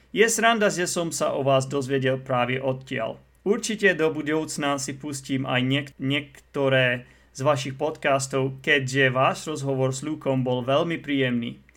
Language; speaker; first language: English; non-native, fluent; Czech